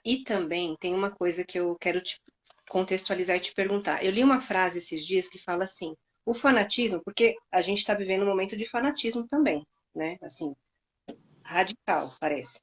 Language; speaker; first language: Portuguese; native; Portuguese